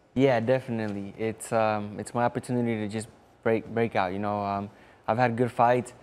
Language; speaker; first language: English; native; English